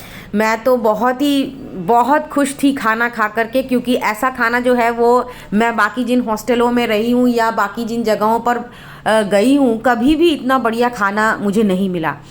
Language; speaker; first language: Hindi; native; Hindi